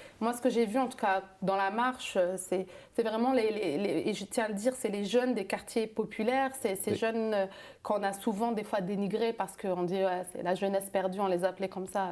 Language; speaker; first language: French; non-native, local second language; Arabic